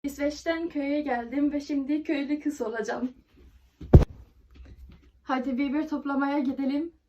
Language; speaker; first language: Turkish; non-native, learner; Swedish